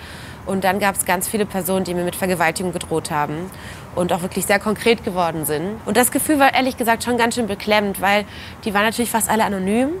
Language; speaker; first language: German; native; German